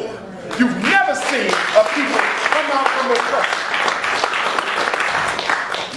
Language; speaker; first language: English; native; English